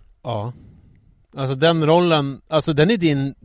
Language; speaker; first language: Swedish; native; Swedish